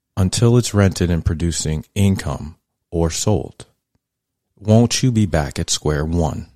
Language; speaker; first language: English; native; English